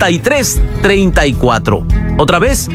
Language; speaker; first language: Spanish; native; Spanish